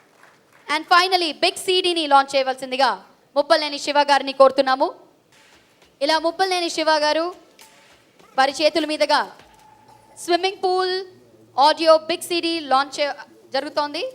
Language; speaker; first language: Telugu; native; Telugu